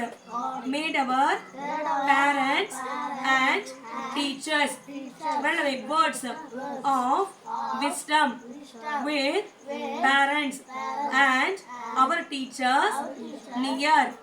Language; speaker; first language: English; non-native, local second language; Tamil